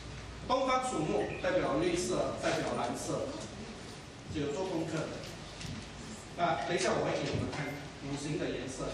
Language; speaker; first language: Chinese; native; Chinese